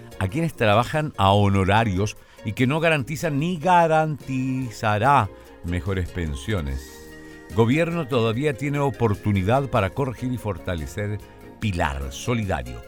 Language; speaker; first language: Spanish; native; Spanish